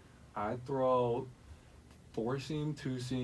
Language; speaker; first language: English; native; English